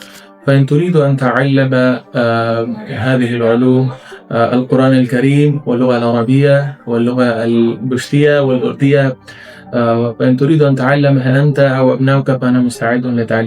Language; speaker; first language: Arabic; non-native, fluent; Pashto